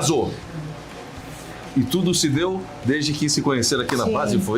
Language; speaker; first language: Portuguese; native; Portuguese